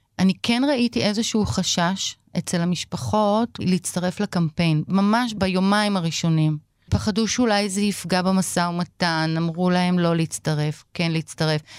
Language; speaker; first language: Hebrew; native; Hebrew